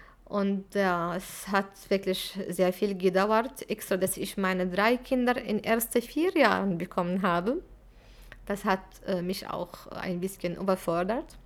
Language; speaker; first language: German; non-native, fluent; Arabic